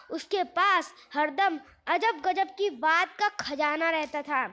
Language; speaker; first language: Hindi; non-native, local second language; Gujarati